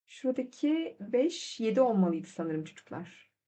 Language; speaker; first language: Turkish; native; Turkish